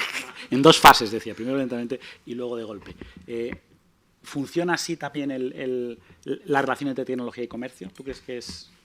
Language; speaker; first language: Spanish; native; Spanish